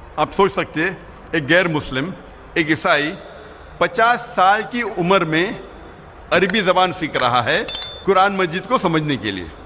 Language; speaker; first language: Urdu; non-native, local second language; Konkani